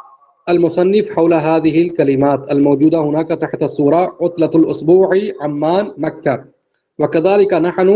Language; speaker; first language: Arabic; non-native, fluent; Urdu